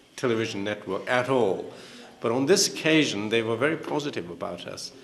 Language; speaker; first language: English; native; English